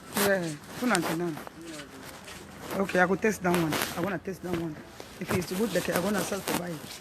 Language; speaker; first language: English; non-native, learner; French